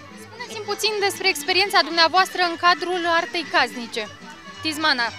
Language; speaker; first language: Romanian; native; Romanian